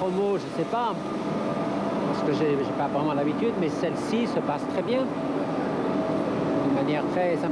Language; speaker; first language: French; native; French